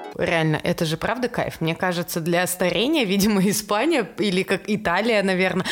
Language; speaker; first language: Russian; native; Russian